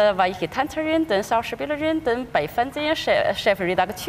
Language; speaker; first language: German; non-native, fluent; Chinese